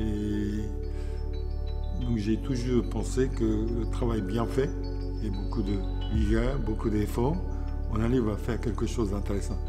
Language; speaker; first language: French; non-native, fluent; Japanese